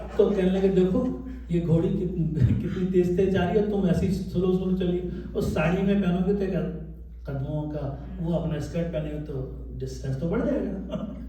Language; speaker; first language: Urdu; native; Urdu